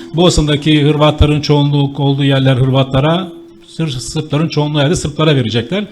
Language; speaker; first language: Turkish; native; Turkish